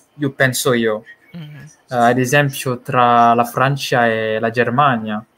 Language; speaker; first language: Italian; non-native, fluent; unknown